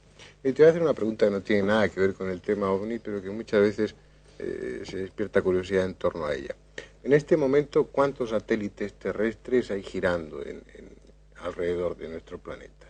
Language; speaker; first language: Spanish; native; Spanish